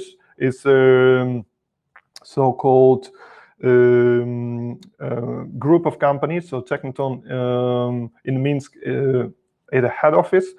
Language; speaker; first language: English; non-native, fluent; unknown